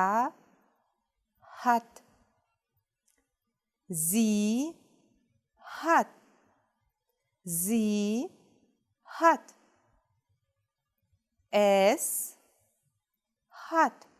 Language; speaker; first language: German; non-native, fluent; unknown